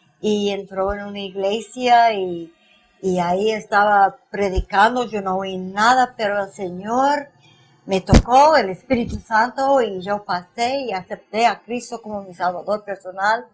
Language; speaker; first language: Spanish; non-native, fluent; English